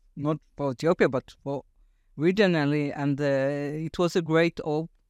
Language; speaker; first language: English; non-native, fluent; Hebrew